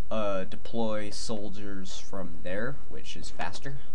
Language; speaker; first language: English; native; English